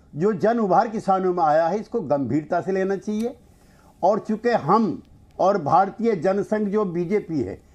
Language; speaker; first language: Hindi; native; Hindi